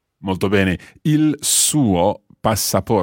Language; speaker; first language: Italian; non-native, fluent; English